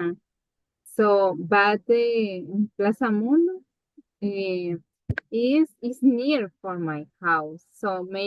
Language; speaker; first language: English; non-native, learner; Spanish